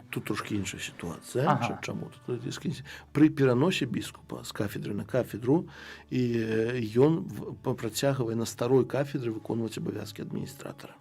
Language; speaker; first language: Belarusian; non-native, local second language; Russian